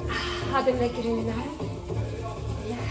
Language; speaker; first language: Dutch; non-native, learner; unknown